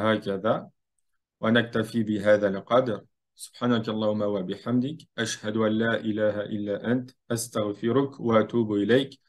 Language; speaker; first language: Arabic; non-native, fluent; French